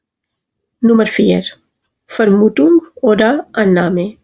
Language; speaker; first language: German; non-native, fluent; Urdu